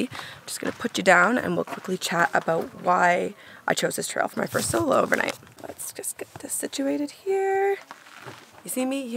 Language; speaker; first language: English; native; English